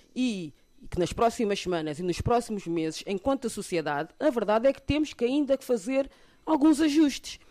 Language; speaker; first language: Portuguese; early bilingual, other home language; Kabuverdianu